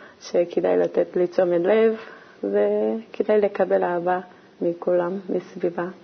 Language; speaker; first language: Hebrew; non-native, learner; Korean